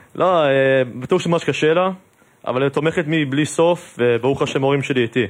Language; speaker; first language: Hebrew; early bilingual, heritage; English